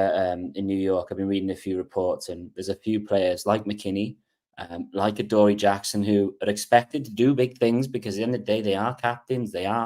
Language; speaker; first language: English; native; English